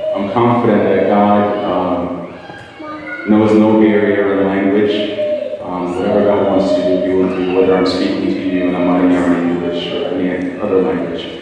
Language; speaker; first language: English; native; English